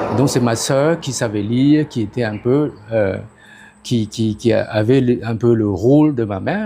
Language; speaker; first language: French; non-native, fluent; Khmer